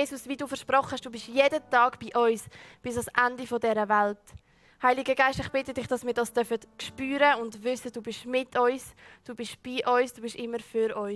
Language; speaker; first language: German; native; German